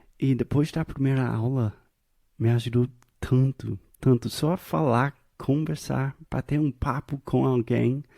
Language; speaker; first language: Portuguese; non-native, fluent; English